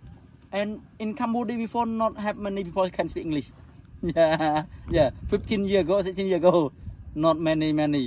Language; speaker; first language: English; non-native, learner; Khmer